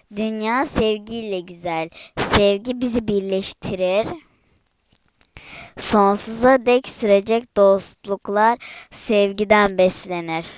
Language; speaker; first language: Turkish; native; Turkish